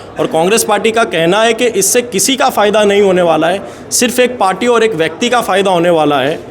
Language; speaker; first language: Hindi; non-native, local second language; Gujarati